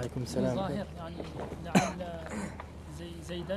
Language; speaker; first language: Arabic; non-native, learner; French